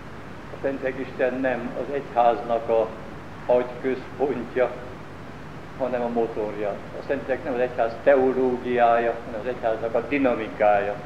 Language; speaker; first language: Hungarian; native; Hungarian